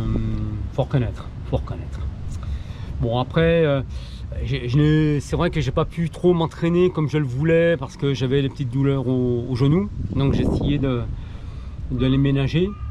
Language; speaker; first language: French; native; French